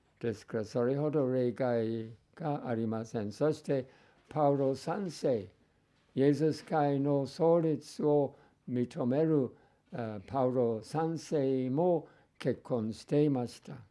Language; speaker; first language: Japanese; non-native, fluent; English